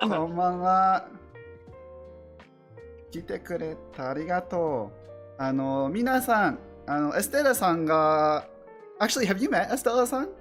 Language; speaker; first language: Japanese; non-native, learner; English